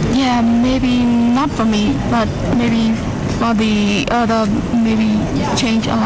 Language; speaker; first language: English; non-native, learner; Burmese